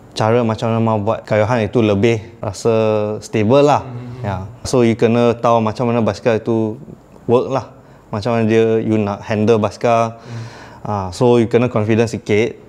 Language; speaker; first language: Malay; non-native, local second language; Chinese